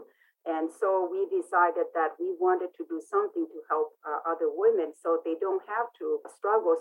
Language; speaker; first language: English; non-native, fluent; Lao